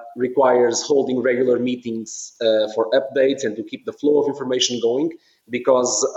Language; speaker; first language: English; non-native, fluent; Portuguese